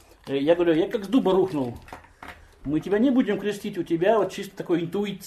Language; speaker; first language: Russian; native; Russian